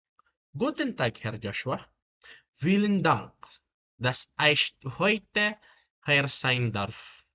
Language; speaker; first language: German; non-native, learner; Filipino